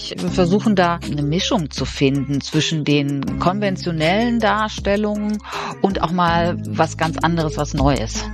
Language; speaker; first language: German; native; German